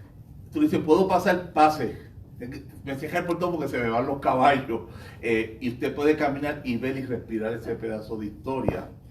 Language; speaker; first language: Spanish; native; Spanish